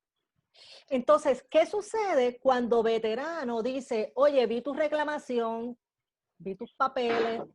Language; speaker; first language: Spanish; native; Spanish